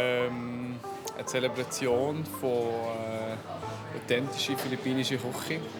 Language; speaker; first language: German; early bilingual, other home language; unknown